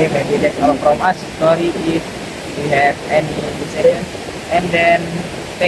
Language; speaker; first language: English; non-native, learner; Indonesian